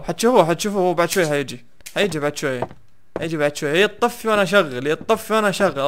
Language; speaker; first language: Arabic; native; Arabic